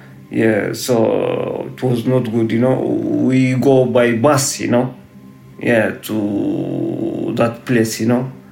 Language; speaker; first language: English; non-native, learner; Tigrinya